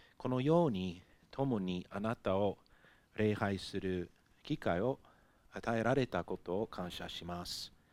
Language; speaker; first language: Japanese; non-native, fluent; English